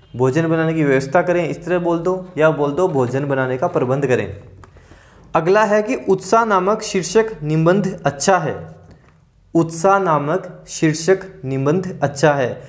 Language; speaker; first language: Hindi; native; Hindi